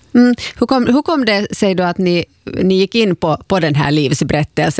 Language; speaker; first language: Swedish; native; Swedish